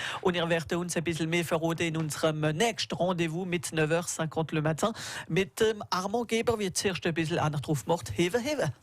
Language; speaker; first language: German; native; German